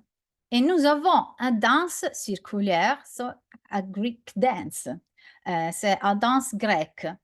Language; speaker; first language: French; non-native, learner; Italian